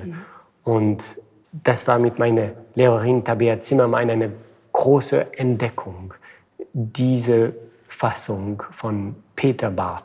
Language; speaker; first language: German; non-native, fluent; French